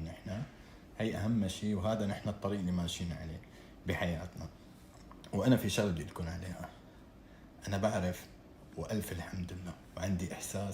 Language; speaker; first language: Arabic; native; Arabic